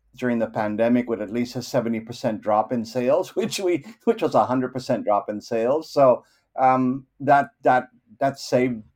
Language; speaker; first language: English; non-native, local second language; Filipino